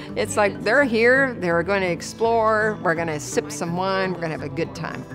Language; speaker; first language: English; native; English